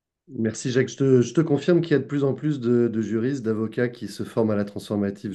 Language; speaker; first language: French; native; French